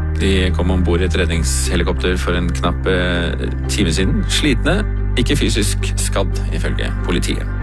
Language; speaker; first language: Norwegian; native; Norwegian